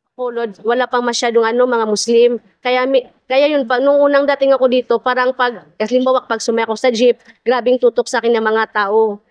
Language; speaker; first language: Filipino; non-native, local second language; Maranao